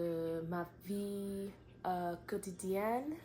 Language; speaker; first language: French; non-native, learner; English